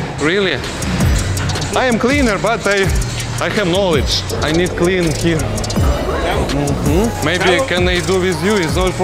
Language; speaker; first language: English; non-native, learner; Russian